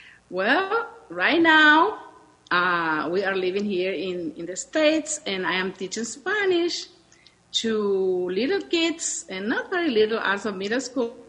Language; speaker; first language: English; non-native, learner; Spanish